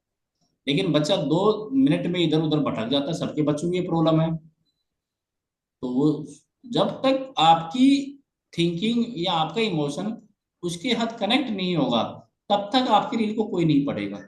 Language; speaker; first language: Hindi; native; Hindi